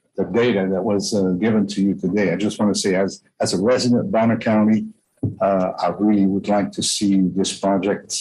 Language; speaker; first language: English; non-native, fluent; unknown